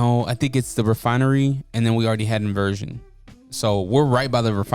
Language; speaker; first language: English; native; English